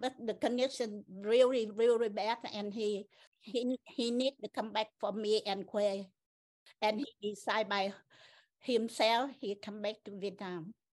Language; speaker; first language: English; non-native, learner; Vietnamese